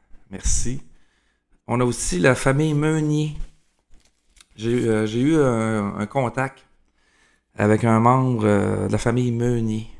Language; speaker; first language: French; native; French